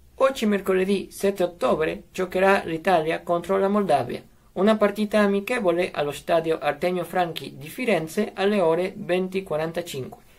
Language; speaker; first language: Italian; non-native, fluent; Spanish